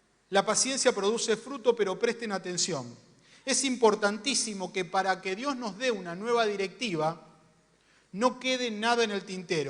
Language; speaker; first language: Spanish; native; Spanish